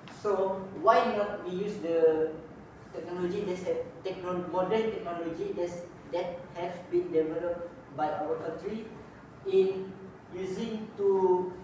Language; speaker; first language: English; non-native, local second language; Malay